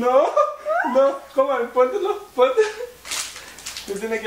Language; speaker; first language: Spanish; early bilingual, heritage; Spanish